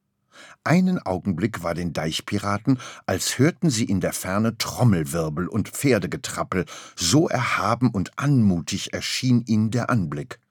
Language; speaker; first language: German; native; German